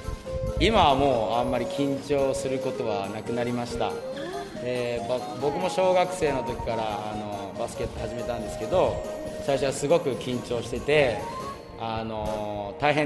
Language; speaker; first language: Japanese; native; Japanese